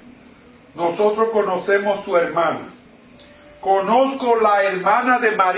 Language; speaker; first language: Spanish; non-native, fluent; English